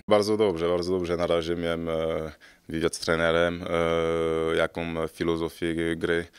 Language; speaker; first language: Polish; non-native, fluent; French